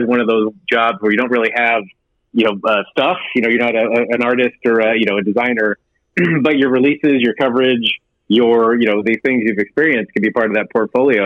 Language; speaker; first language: English; native; English